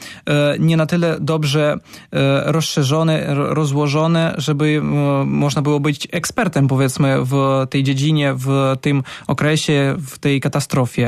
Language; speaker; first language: Polish; non-native, fluent; Ukrainian